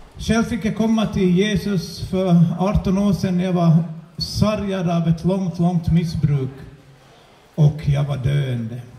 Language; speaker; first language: Swedish; native; Swedish